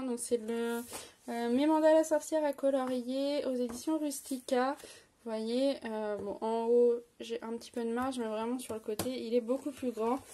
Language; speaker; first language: French; native; French